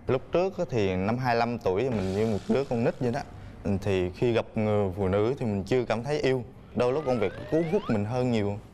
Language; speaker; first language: Vietnamese; native; Vietnamese